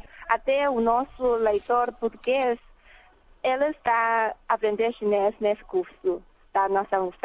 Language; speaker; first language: Portuguese; non-native, fluent; Chinese